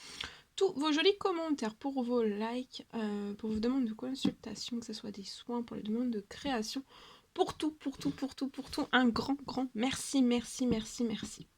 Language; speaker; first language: French; native; French